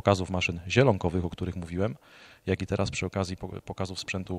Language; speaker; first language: Polish; native; Polish